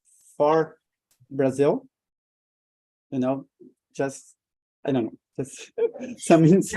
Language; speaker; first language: English; non-native, fluent; Portuguese